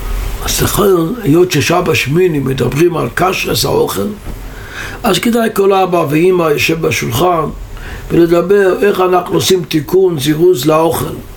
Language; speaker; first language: Hebrew; non-native, local second language; Yiddish